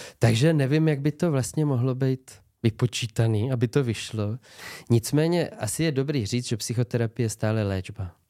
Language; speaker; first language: Czech; native; Czech